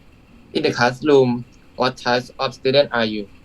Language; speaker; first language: English; non-native, learner; Thai